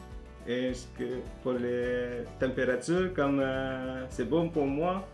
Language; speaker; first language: French; non-native, learner; Filipino